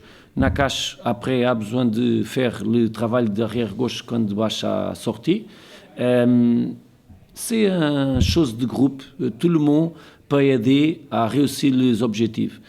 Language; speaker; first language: French; non-native, fluent; Portuguese